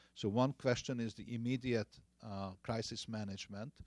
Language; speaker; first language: English; non-native, fluent; Hungarian